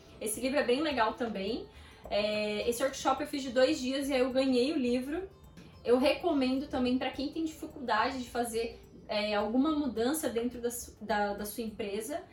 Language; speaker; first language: Portuguese; native; Portuguese